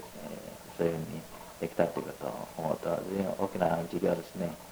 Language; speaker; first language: Japanese; native; Japanese